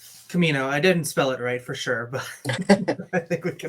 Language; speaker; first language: English; native; English